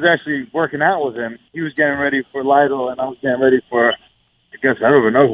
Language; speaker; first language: English; native; English